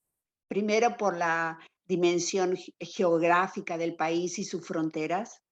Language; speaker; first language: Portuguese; non-native, fluent; Spanish